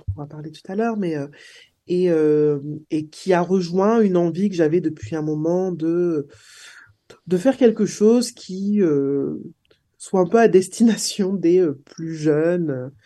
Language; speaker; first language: French; native; French